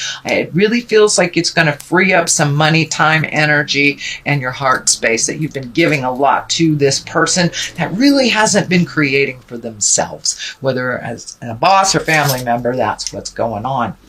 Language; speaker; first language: English; native; English